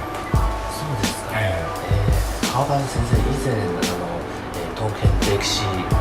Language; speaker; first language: Japanese; non-native, learner; Chinese